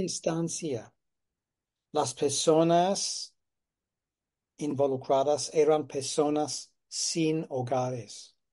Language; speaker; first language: Spanish; non-native, fluent; English